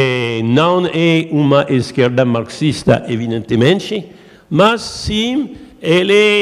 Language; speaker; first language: Portuguese; non-native, learner; French